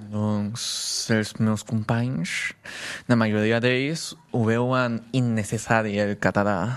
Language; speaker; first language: Catalan; early bilingual, other home language; Chinese